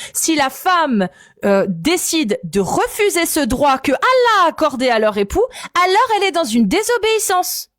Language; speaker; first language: French; native; French